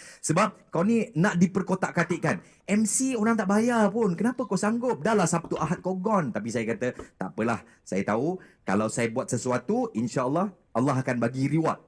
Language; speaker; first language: Malay; native; Malay